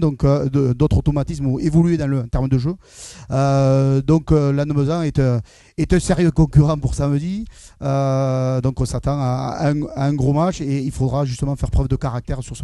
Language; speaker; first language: French; native; French